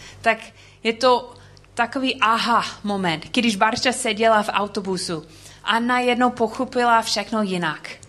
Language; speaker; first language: Czech; non-native, learner; English